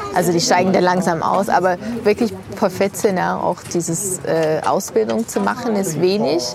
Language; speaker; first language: German; non-native, fluent; English